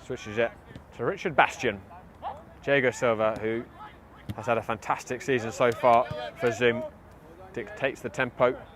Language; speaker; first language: English; native; English